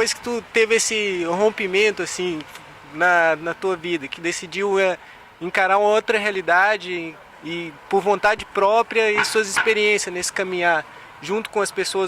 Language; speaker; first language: Portuguese; native; Portuguese